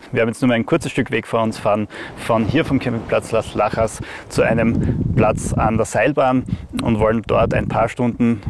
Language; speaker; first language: German; native; German